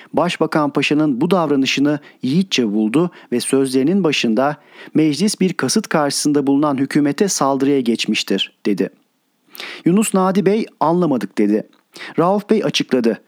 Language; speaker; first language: Turkish; native; Turkish